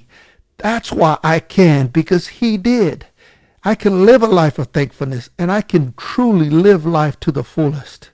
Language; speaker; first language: English; native; English